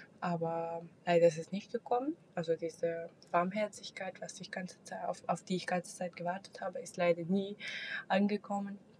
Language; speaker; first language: German; non-native, fluent; Russian